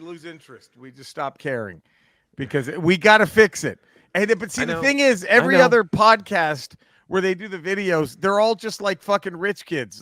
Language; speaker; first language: English; native; English